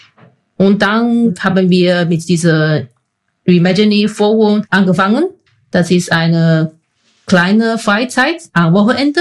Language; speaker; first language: German; non-native, fluent; Chinese